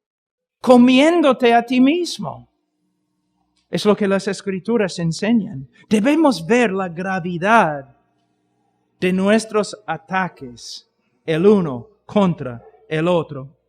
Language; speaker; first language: Spanish; non-native, fluent; English